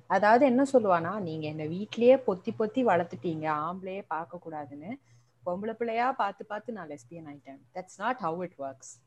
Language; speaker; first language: Tamil; native; Tamil